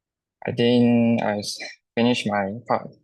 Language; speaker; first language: English; non-native, local second language; Chinese